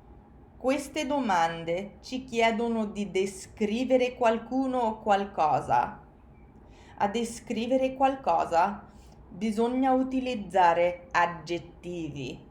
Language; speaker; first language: Italian; non-native, fluent; English